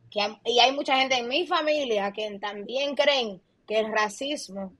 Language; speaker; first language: Spanish; early bilingual, other home language; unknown